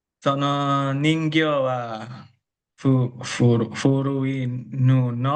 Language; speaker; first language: Japanese; non-native, learner; Indonesian